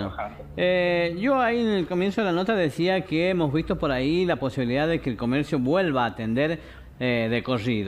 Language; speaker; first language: Spanish; native; Spanish